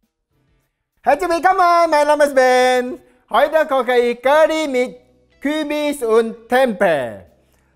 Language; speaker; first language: German; non-native, learner; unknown